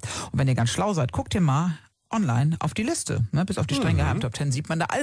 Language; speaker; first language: German; native; German